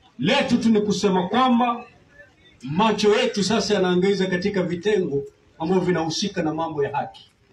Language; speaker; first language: Swahili; native; Swahili